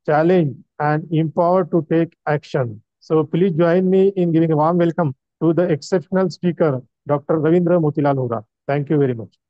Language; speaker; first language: English; non-native, local second language; Marathi